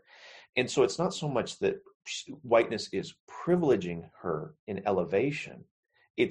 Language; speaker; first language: English; native; English